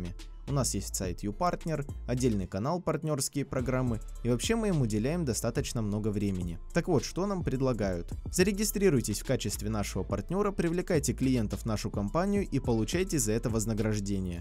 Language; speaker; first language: Russian; native; Russian